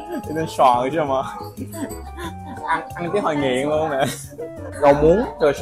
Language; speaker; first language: Chinese; early bilingual, heritage; Vietnamese